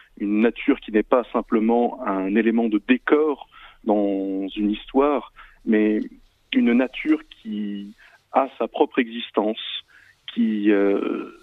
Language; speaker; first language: French; native; French